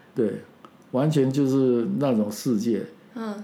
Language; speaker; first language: Chinese; non-native, local second language; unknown